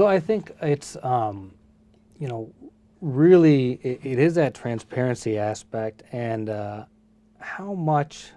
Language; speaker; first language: English; early bilingual, other home language; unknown